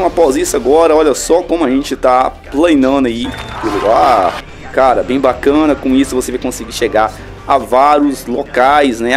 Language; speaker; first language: Portuguese; native; Portuguese